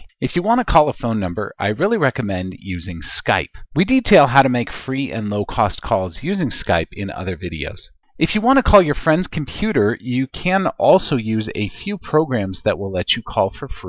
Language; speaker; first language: English; native; English